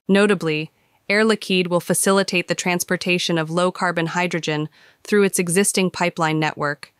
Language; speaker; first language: English; native; English